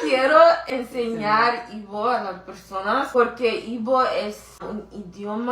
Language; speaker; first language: Spanish; non-native, learner; Igbo